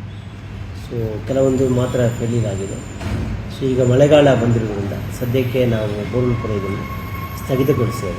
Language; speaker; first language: Kannada; native; Kannada